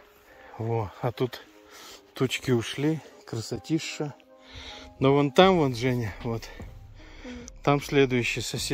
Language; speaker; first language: Russian; native; Russian